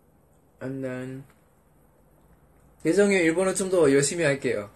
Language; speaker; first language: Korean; non-native, fluent; Indonesian